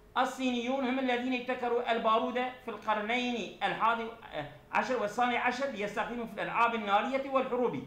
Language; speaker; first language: Arabic; non-native, fluent; Turkish